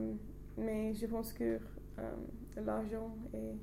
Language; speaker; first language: French; non-native, learner; English